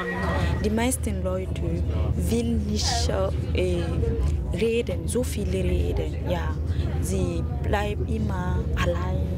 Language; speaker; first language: German; non-native, learner; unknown